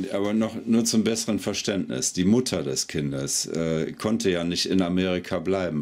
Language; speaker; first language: German; native; German